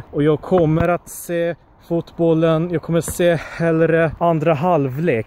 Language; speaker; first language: Swedish; early bilingual, other home language; Polish